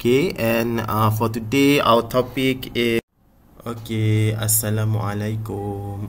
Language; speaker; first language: English; non-native, local second language; Malay